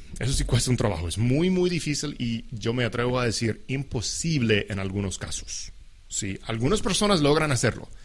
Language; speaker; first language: Spanish; non-native, fluent; English